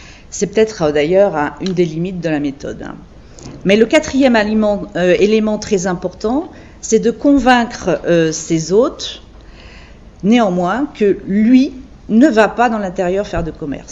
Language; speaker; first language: French; native; French